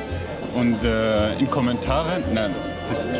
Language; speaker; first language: German; non-native, learner; Georgian